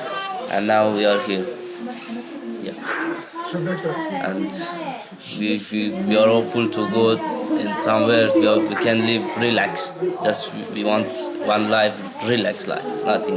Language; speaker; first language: English; non-native, learner; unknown